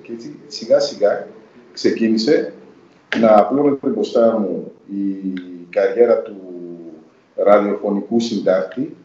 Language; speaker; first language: Greek; native; Greek